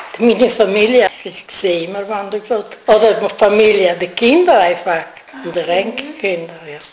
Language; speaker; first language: German; non-native, learner; Italian